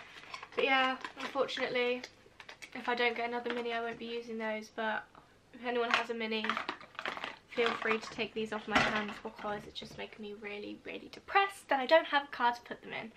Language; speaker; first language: English; native; English